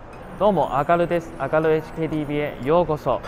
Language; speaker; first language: Japanese; non-native, fluent; Cantonese